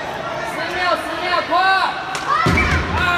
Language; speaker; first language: Chinese; native; Chinese